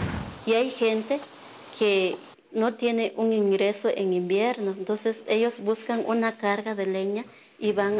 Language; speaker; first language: Spanish; non-native, local second language; Kʼicheʼ